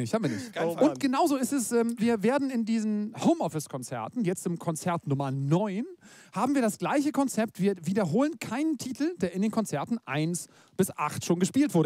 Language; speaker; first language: German; native; German